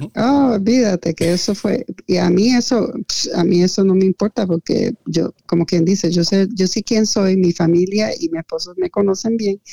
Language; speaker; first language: Spanish; early bilingual, heritage; Spanish